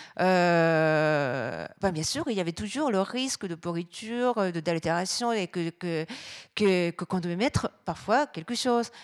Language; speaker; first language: French; non-native, fluent; Japanese